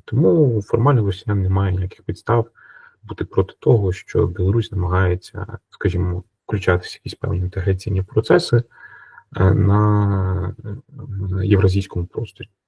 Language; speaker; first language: Ukrainian; native; Ukrainian